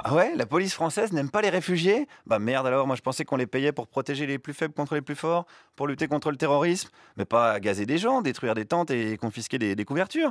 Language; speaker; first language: French; native; French